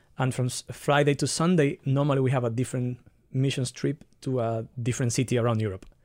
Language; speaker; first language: English; non-native, fluent; Spanish